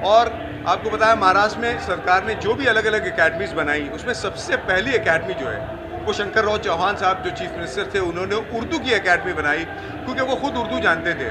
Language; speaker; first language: Hindi; native; Hindi